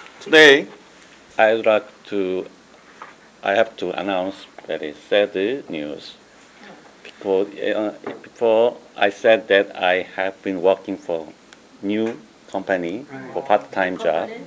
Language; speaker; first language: English; non-native, learner; Korean